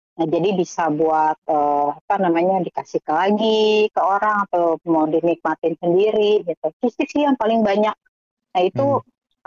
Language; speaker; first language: Indonesian; native; Indonesian